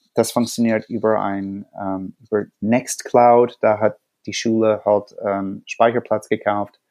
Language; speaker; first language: German; non-native, fluent; English